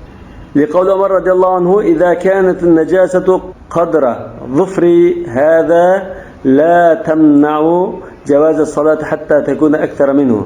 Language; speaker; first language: Arabic; non-native, fluent; Uzbek